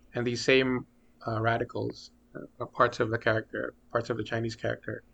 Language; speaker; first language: English; early bilingual, other home language; Filipino